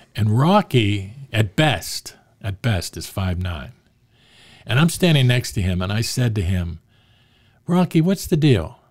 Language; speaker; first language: English; native; English